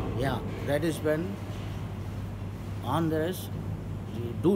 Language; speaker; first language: Dutch; non-native, learner; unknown